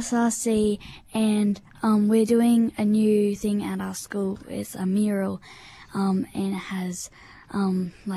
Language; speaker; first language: English; native; English